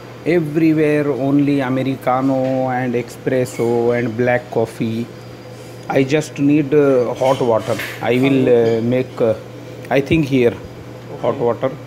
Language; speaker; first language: English; non-native, learner; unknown